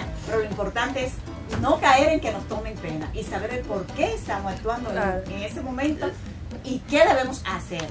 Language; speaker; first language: Spanish; native; Spanish